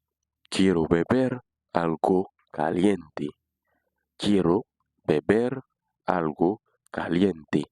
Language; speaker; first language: Spanish; non-native, fluent; Haitian Creole